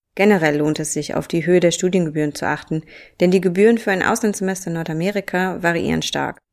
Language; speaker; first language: German; native; German